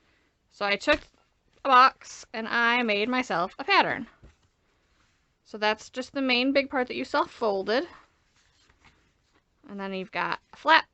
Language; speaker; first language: English; native; English